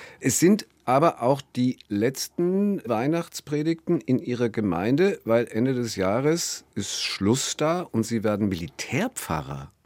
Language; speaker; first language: German; native; German